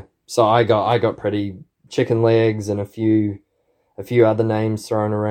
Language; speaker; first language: English; native; English